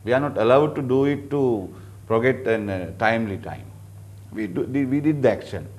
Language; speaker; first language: English; non-native, local second language; Sinhala